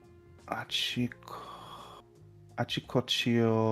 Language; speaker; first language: Japanese; non-native, learner; English